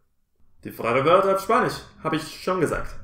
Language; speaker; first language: German; non-native, fluent; Spanish